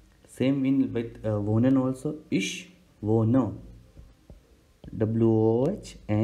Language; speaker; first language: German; non-native, learner; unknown